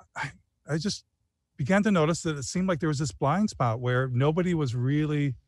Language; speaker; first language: English; native; English